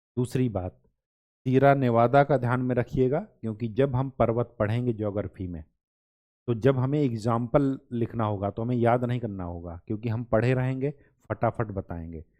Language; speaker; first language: Hindi; native; Hindi